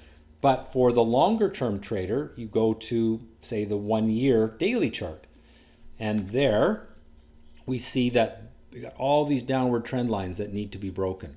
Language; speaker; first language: English; native; English